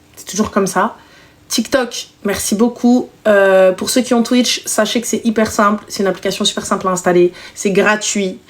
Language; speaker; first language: French; early bilingual, other home language; Arabic